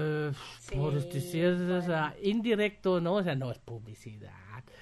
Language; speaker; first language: Spanish; non-native, fluent; German